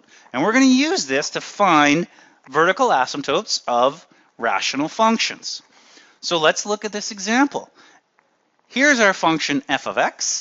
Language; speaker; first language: English; native; English